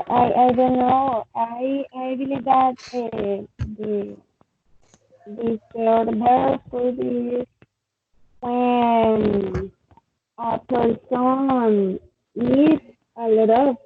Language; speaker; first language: English; non-native, learner; Spanish